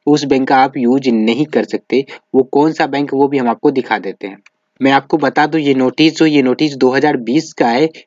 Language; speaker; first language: Hindi; native; Hindi